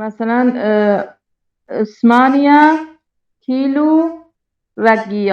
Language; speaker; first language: Arabic; non-native, learner; Persian